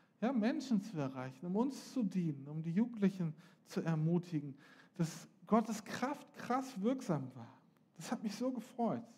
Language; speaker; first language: German; native; German